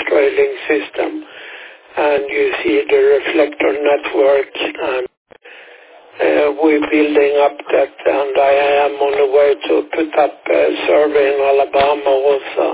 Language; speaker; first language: English; non-native, fluent; Swedish